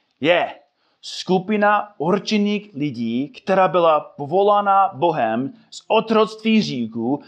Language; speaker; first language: Czech; non-native, fluent; English